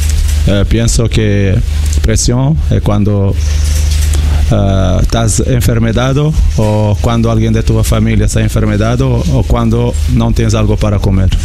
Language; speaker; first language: Spanish; non-native, learner; Portuguese